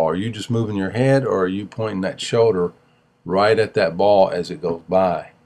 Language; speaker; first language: English; native; English